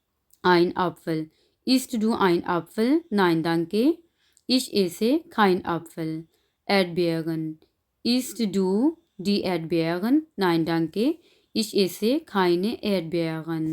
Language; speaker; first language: German; non-native, fluent; Urdu